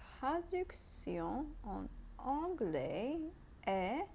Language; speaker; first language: French; non-native, fluent; English